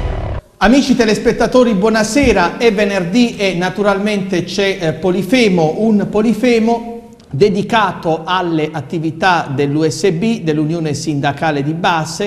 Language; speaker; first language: Italian; native; Italian